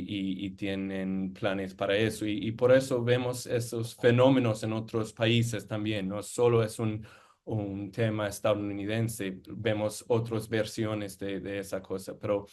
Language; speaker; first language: Spanish; non-native, fluent; English